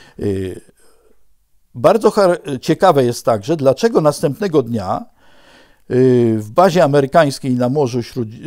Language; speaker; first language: Polish; native; Polish